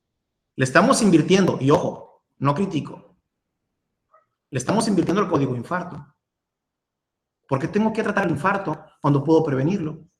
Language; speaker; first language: Spanish; native; Spanish